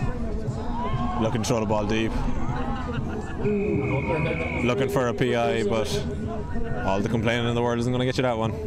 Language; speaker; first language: English; native; English